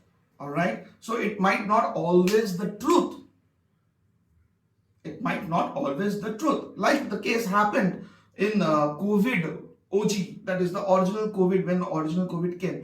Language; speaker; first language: English; non-native, local second language; Bangla